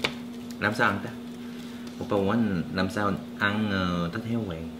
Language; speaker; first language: Vietnamese; non-native, learner; Korean